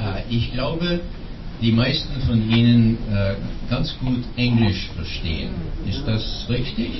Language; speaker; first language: German; non-native, fluent; English